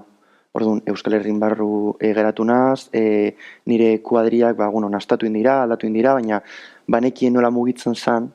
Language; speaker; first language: Basque; native; Basque